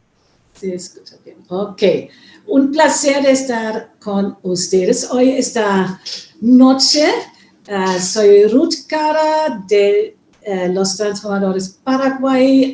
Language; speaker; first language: Spanish; non-native, fluent; German